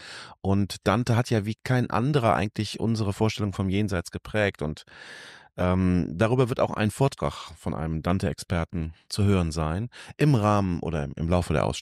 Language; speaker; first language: German; native; German